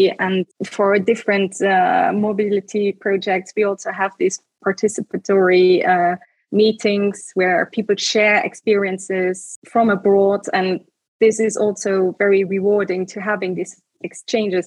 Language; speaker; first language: English; non-native, fluent; Luxembourgish